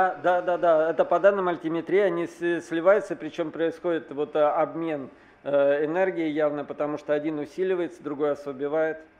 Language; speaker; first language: Russian; native; Russian